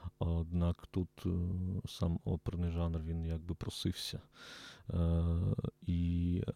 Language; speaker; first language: Ukrainian; native; Ukrainian